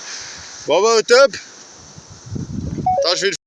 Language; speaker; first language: French; native; French